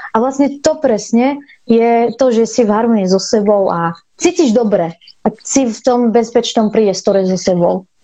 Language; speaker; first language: Slovak; non-native, fluent; Arabic